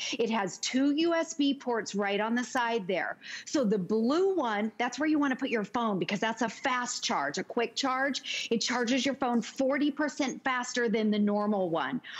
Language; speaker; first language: English; native; English